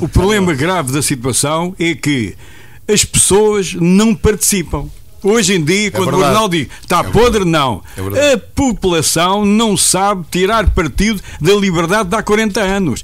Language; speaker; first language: Portuguese; native; Portuguese